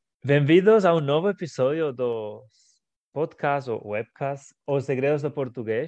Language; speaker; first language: Portuguese; non-native, fluent; Spanish